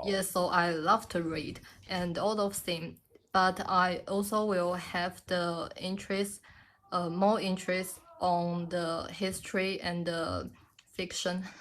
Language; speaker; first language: English; non-native, learner; Chinese